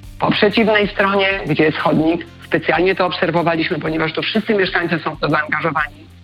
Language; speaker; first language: Polish; native; Polish